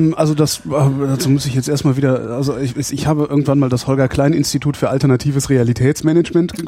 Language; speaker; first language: German; native; German